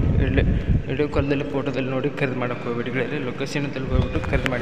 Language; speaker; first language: Kannada; native; Kannada